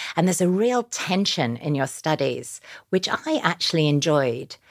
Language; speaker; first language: English; native; English